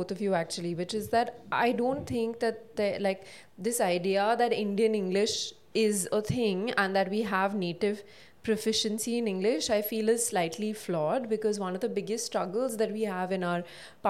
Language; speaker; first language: English; non-native, local second language; Hindi